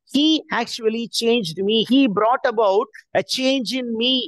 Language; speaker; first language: English; non-native, local second language; Tamil